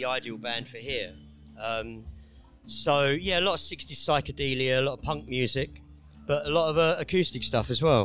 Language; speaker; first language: English; native; English